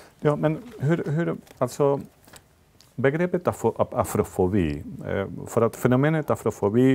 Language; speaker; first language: Swedish; non-native, fluent; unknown